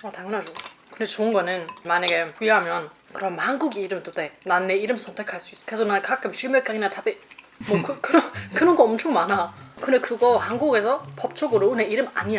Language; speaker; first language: Korean; non-native, fluent; German